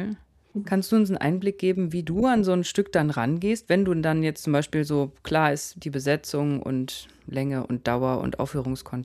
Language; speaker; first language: German; native; German